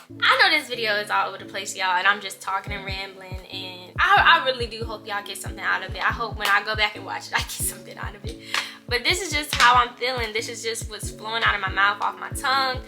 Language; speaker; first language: English; native; English